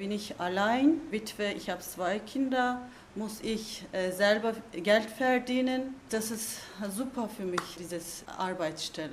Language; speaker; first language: German; non-native, learner; Turkish